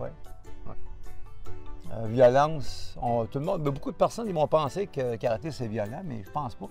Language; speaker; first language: French; native; French